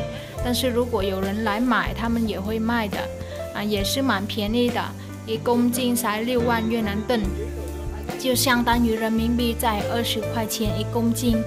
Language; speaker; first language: Chinese; non-native, fluent; Vietnamese